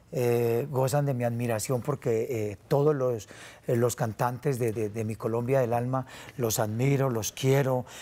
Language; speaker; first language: Spanish; native; Spanish